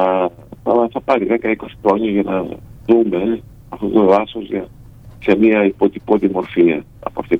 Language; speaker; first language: Greek; native; Greek